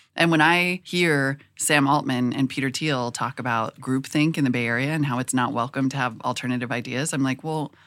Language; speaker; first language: English; native; English